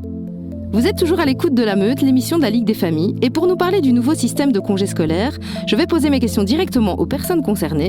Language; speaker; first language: French; native; French